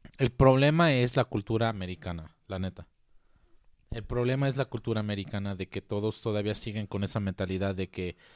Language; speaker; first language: Spanish; early bilingual, heritage; Spanish